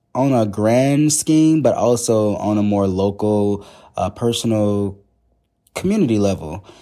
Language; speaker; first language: English; native; English